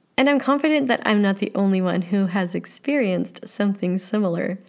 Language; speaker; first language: English; native; English